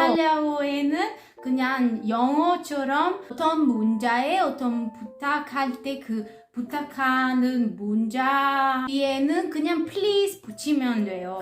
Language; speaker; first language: Korean; non-native, learner; Italian